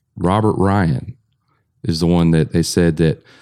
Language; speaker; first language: English; native; English